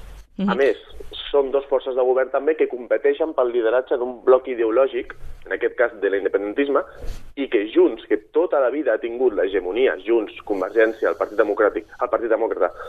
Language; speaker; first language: Catalan; native; Catalan